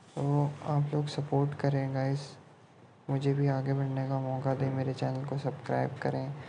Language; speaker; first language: Hindi; native; Hindi